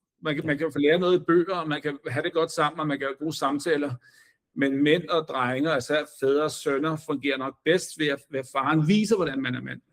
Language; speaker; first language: Danish; native; Danish